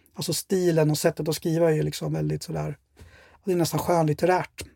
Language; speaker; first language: Swedish; native; Swedish